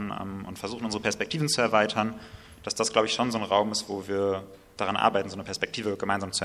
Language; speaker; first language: German; native; German